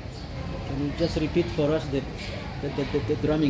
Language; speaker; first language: English; non-native, learner; Indonesian